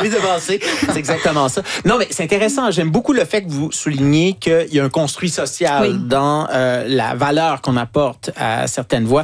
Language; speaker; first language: French; native; French